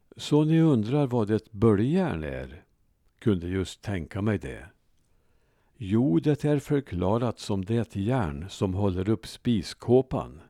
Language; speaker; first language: Swedish; native; Swedish